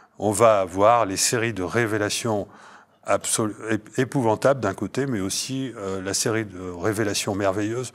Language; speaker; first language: French; native; French